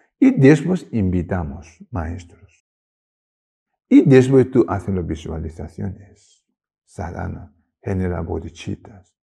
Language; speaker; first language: Spanish; non-native, learner; Tibetan